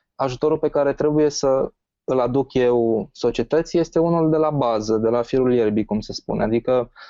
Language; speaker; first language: Romanian; native; Romanian